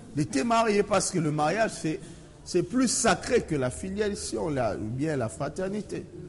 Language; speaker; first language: French; non-native, local second language; Lingala